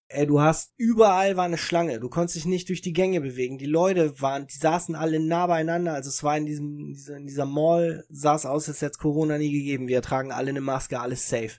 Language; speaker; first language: German; early bilingual, other home language; Italian